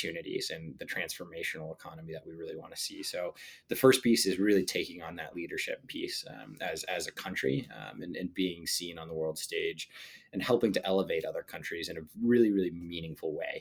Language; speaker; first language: English; native; English